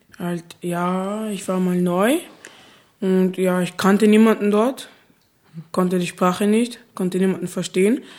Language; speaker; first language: German; early bilingual, other home language; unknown